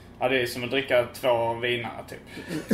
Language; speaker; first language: Swedish; native; Swedish